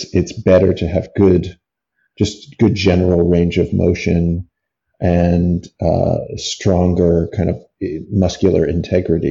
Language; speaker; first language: English; native; English